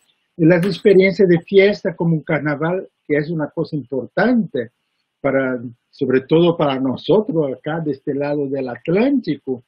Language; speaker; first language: Spanish; non-native, fluent; Portuguese